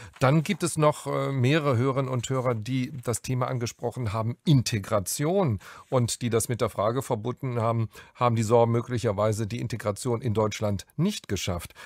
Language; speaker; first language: German; native; German